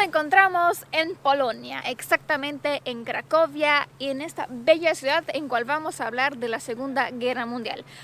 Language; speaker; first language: Spanish; non-native, fluent; Romanian